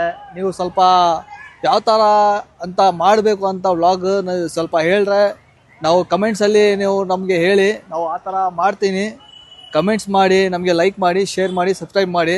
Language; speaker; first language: Kannada; non-native, local second language; Urdu